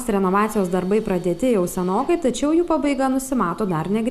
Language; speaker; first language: Lithuanian; native; Lithuanian